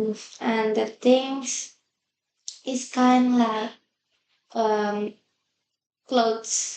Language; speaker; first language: English; non-native, learner; Indonesian